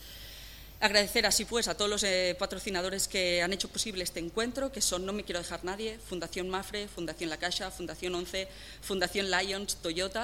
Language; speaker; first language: Spanish; native; Spanish